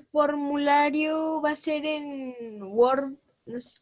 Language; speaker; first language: Spanish; native; Spanish